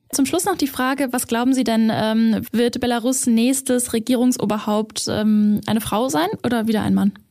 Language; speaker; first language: German; native; German